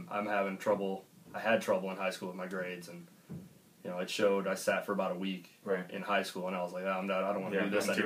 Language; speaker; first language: English; native; English